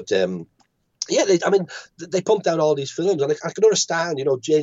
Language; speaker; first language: English; native; English